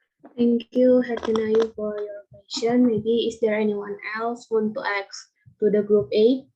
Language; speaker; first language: English; non-native, learner; Indonesian